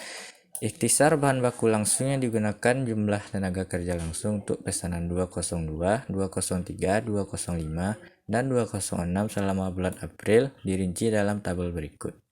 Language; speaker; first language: Indonesian; native; Indonesian